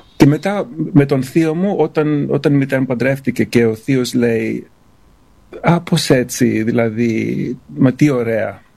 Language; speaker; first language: Greek; early bilingual, other home language; German